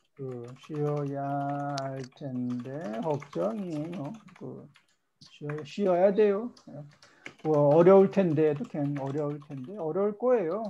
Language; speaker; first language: Korean; native; Korean